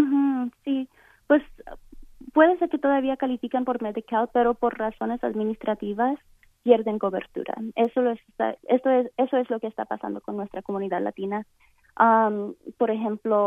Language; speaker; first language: Spanish; early bilingual, heritage; Spanish